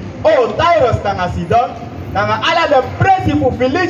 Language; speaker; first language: Dutch; non-native, local second language; Sranan Tongo